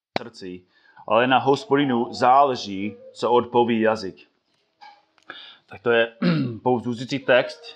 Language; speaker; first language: Czech; non-native, fluent; English